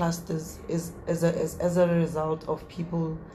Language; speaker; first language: English; non-native, local second language; Tswana